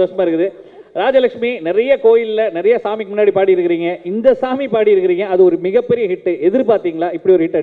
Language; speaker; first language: Tamil; native; Tamil